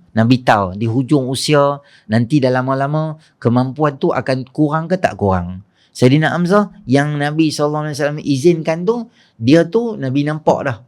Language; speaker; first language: Malay; native; Malay